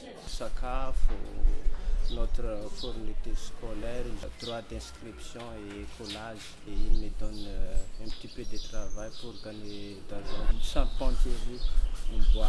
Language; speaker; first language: French; non-native, local second language; Malagasy